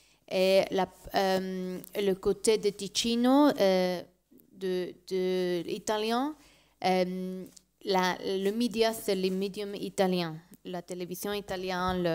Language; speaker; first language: French; non-native, learner; Spanish